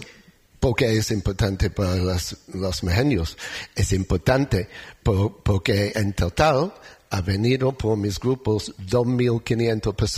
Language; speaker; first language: Spanish; non-native, learner; English